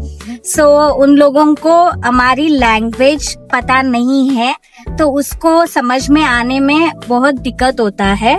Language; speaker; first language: Hindi; non-native, local second language; Kannada